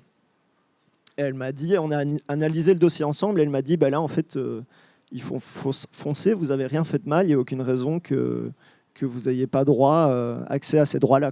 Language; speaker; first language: French; native; French